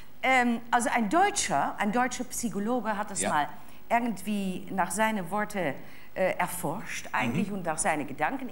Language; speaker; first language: German; native; German